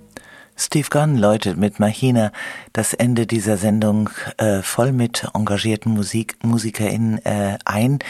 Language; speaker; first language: German; native; German